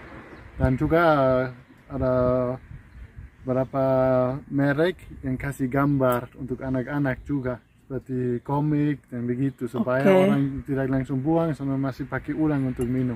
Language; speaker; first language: Indonesian; non-native, learner; German